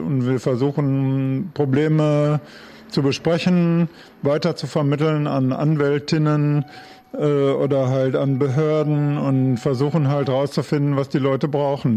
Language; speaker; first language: German; native; German